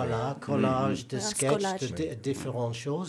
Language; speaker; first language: French; non-native, learner; English